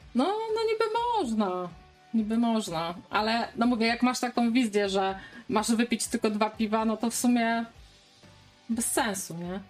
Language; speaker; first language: Polish; native; Polish